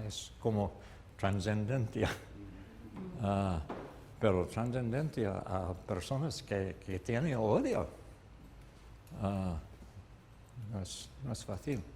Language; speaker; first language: Spanish; non-native, learner; English